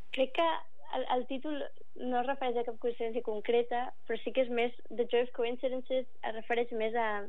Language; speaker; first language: Catalan; early bilingual, other home language; English